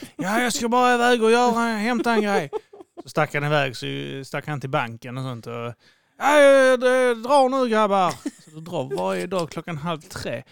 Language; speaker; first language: Swedish; native; Swedish